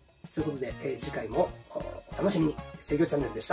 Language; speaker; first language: Japanese; native; Japanese